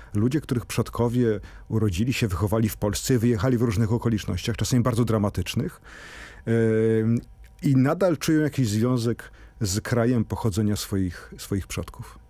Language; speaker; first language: Polish; native; Polish